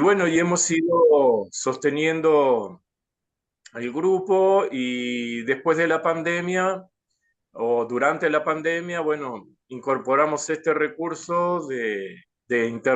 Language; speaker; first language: Spanish; native; Spanish